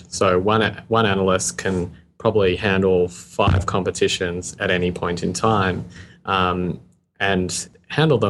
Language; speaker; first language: English; native; English